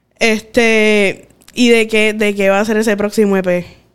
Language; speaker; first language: Spanish; native; Spanish